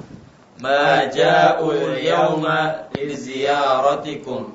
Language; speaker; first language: Arabic; non-native, learner; Indonesian